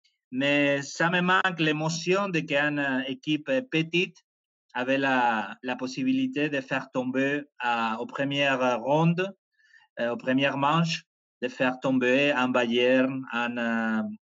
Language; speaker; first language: French; non-native, fluent; Spanish